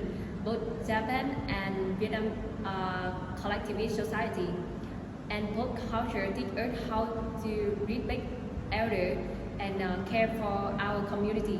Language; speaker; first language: English; non-native, learner; Vietnamese